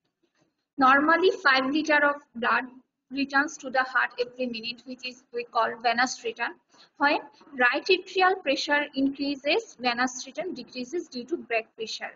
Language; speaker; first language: English; non-native, local second language; Bangla